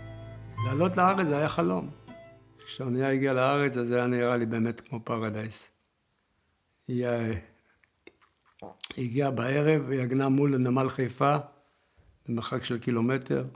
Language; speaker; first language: Hebrew; early bilingual, other home language; Yiddish